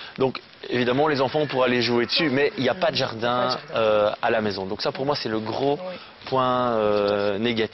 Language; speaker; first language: French; native; French